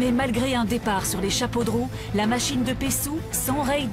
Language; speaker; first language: French; native; French